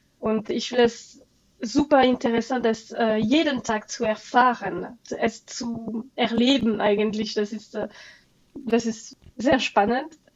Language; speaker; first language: German; non-native, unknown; French